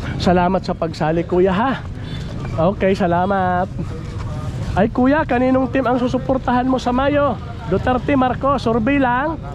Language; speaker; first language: Filipino; native; Filipino